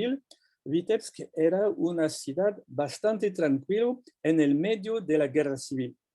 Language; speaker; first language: Spanish; non-native, fluent; French